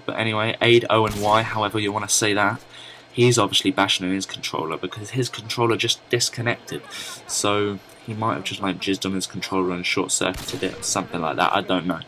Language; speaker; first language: English; native; English